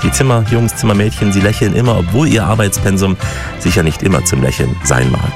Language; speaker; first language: German; native; German